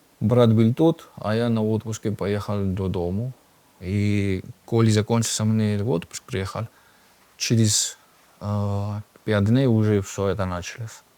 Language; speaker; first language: Ukrainian; non-native, learner; Georgian